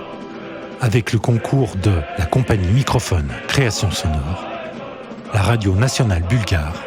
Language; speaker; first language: French; native; French